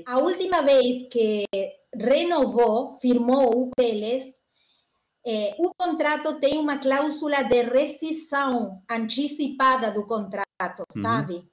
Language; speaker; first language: Portuguese; non-native, learner; Spanish